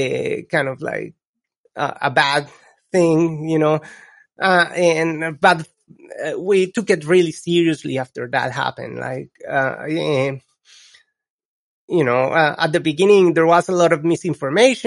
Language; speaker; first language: English; non-native, fluent; Spanish